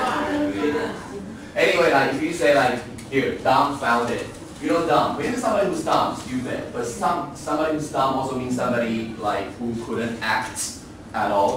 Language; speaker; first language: English; non-native, fluent; Chinese